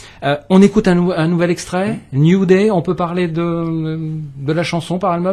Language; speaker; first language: French; native; French